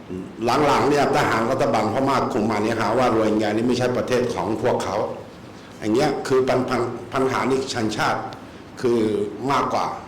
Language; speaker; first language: Thai; early bilingual, other home language; Rohingya